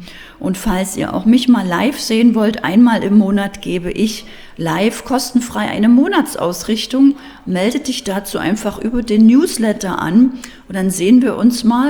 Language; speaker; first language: German; native; German